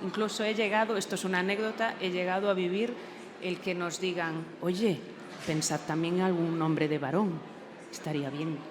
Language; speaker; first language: Spanish; non-native, local second language; Galician